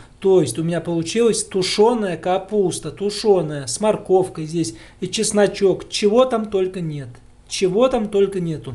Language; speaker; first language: Russian; native; Russian